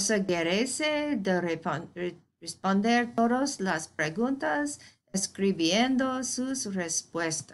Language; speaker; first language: Spanish; non-native, fluent; English